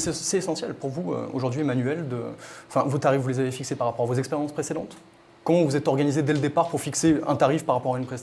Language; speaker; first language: French; native; French